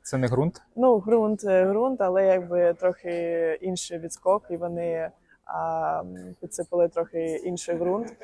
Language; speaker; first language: Ukrainian; non-native, local second language; Russian